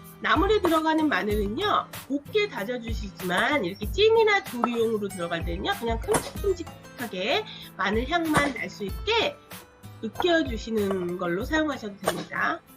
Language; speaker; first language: Korean; native; Korean